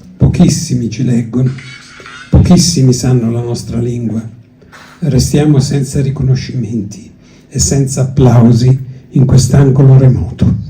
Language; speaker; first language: Italian; early bilingual, other home language; Greek